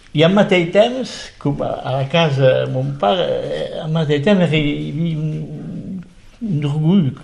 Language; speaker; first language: Catalan; native; Catalan